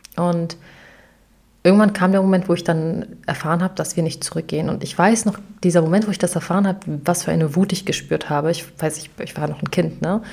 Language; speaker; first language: German; early bilingual, other home language; Arabic